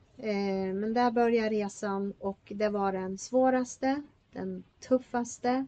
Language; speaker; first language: Swedish; native; Swedish